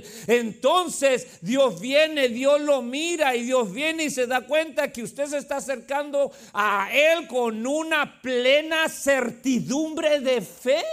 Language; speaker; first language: Spanish; native; Spanish